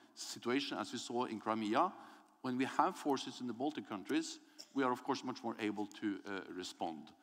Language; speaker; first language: English; non-native, fluent; Norwegian